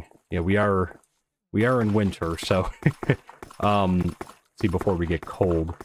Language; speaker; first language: English; native; English